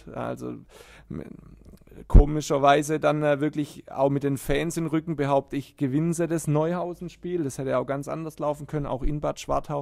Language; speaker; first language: German; native; German